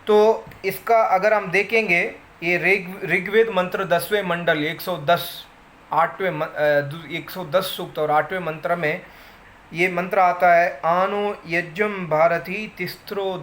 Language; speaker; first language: Hindi; non-native, local second language; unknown